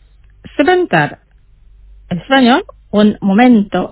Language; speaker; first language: Spanish; non-native, fluent; Indonesian